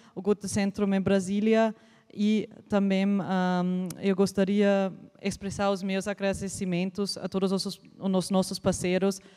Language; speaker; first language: Portuguese; non-native, fluent; German